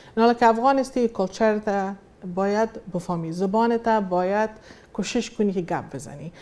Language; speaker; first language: Persian; early bilingual, heritage; Persian